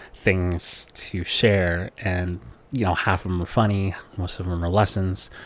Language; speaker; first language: English; non-native, local second language; Filipino